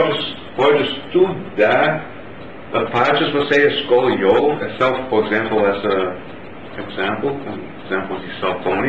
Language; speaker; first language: Portuguese; non-native, learner; English